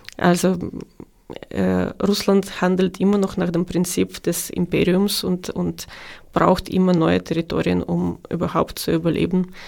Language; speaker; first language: German; non-native, fluent; Ukrainian